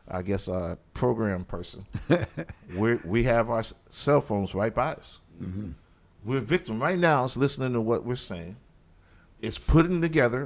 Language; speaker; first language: English; native; English